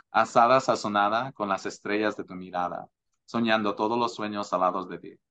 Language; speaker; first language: Spanish; early bilingual, heritage; Spanish